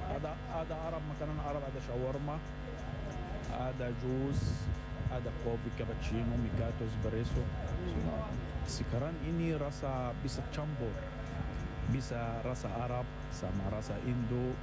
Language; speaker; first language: Indonesian; non-native, learner; Arabic